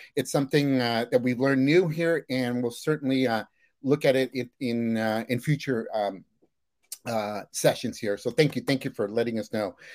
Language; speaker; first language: English; early bilingual, other home language; Spanish